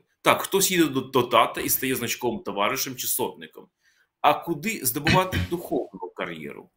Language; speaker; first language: Ukrainian; native; Ukrainian